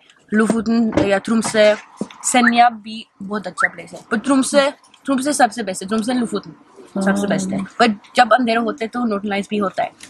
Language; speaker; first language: Hindi; non-native, fluent; Norwegian